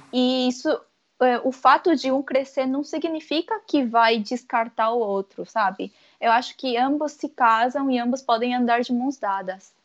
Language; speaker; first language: Portuguese; early bilingual, other home language; Korean